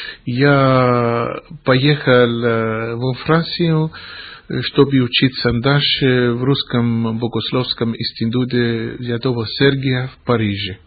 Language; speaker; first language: Russian; non-native, fluent; Greek